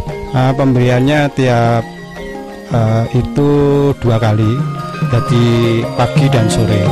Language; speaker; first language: Indonesian; non-native, local second language; Javanese